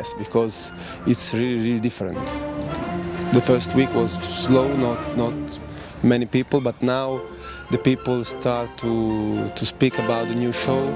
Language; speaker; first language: English; non-native, learner; Spanish